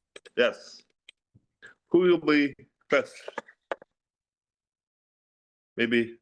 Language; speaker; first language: English; non-native, learner; Russian